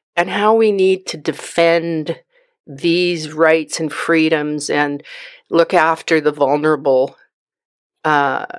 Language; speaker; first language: English; native; English